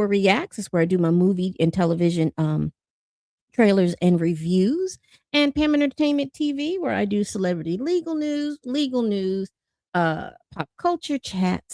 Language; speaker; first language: English; native; English